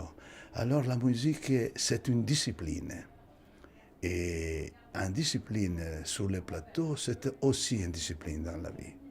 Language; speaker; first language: French; non-native, fluent; Italian